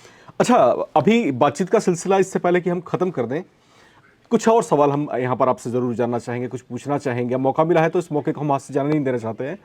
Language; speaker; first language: Hindi; native; Hindi